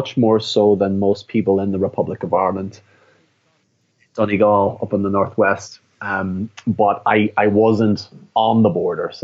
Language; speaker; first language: English; native; English